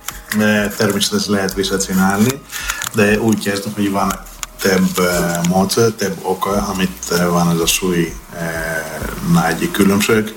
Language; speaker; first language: Hungarian; non-native, learner; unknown